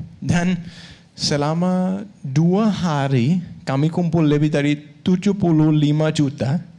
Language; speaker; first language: Indonesian; non-native, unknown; Danish